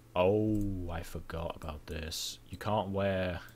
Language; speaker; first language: English; native; English